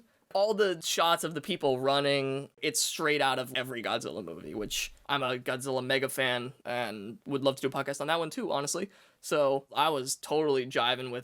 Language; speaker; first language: English; native; English